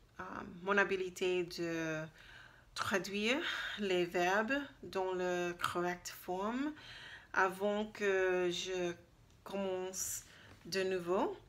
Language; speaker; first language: French; non-native, learner; English